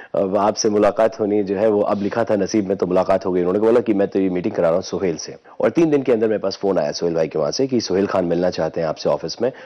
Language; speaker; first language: Hindi; native; Hindi